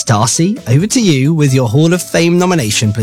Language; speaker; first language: English; native; English